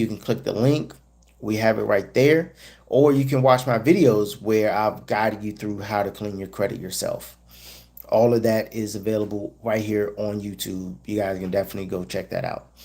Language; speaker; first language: English; native; English